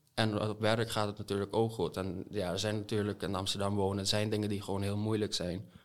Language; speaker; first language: Dutch; non-native, local second language; Papiamento